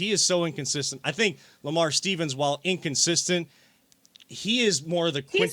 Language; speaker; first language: English; native; English